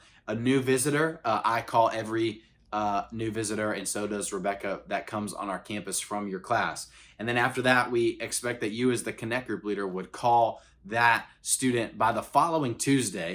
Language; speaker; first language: English; native; English